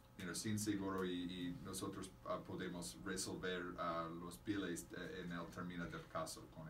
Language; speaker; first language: Spanish; non-native, fluent; English